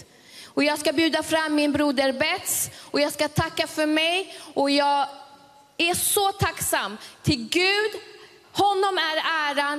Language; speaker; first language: Swedish; early bilingual, other home language; Spanish